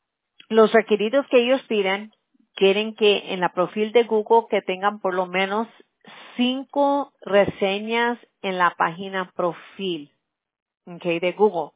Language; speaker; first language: Spanish; early bilingual, heritage; Spanish